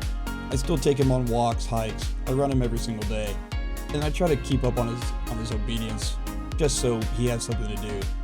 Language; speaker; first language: English; native; English